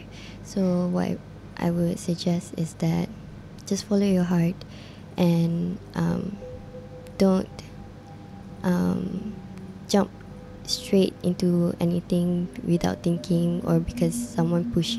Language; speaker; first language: English; non-native, local second language; Malay